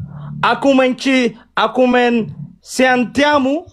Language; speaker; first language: Indonesian; non-native, learner; Oromo